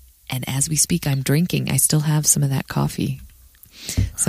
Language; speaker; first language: English; native; English